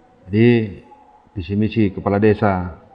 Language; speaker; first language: Indonesian; non-native, local second language; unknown